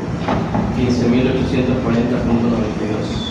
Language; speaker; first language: Spanish; native; Spanish